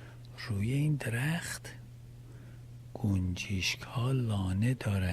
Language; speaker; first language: Persian; early bilingual, heritage; Persian